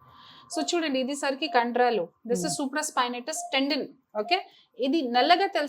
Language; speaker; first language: Telugu; non-native, learner; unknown